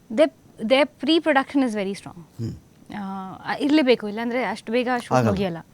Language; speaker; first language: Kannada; non-native, fluent; Hindi